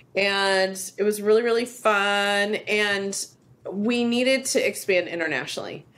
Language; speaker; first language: English; native; English